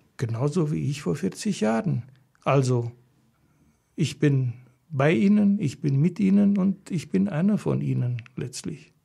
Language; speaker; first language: German; non-native, fluent; Romanian